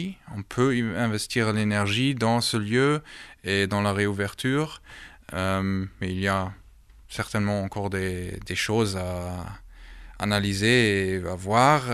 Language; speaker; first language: French; early bilingual, heritage; German